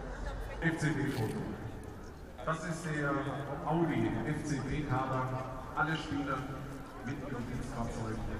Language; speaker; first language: German; native; German